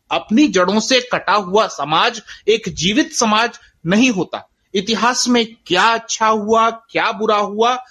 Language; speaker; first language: Hindi; native; Hindi